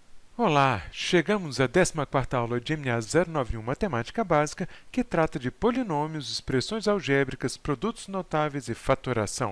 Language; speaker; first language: Portuguese; native; Portuguese